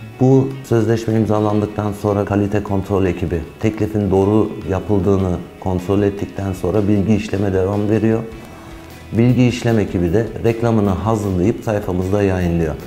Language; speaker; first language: Turkish; early bilingual, heritage; Turkish